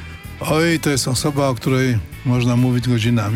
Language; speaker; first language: Polish; native; Polish